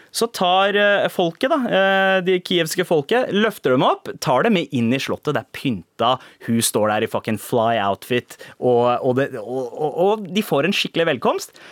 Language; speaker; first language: Norwegian; early bilingual, other home language; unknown